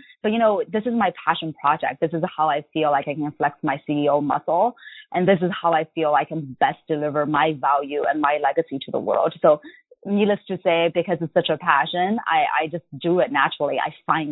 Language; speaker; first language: English; non-native, fluent; Chinese